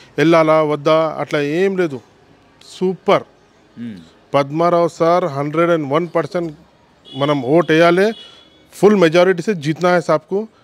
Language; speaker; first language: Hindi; non-native, local second language; Urdu